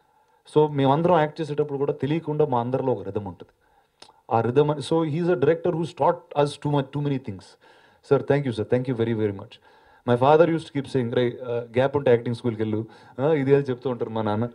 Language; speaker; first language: Telugu; native; Telugu